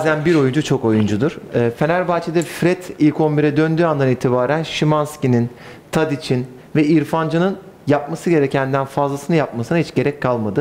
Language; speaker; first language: Turkish; native; Turkish